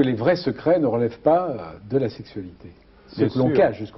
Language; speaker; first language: French; native; French